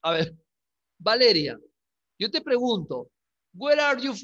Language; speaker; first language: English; non-native, learner; Spanish